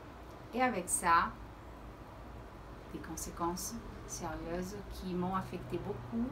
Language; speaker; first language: French; early bilingual, heritage; Portuguese